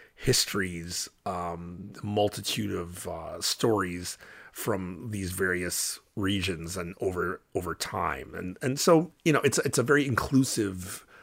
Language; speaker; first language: English; native; English